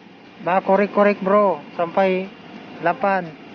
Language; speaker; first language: Indonesian; non-native, learner; Filipino